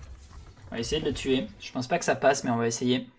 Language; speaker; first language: French; native; French